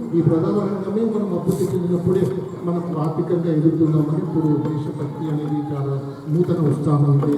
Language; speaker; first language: Telugu; non-native, local second language; Urdu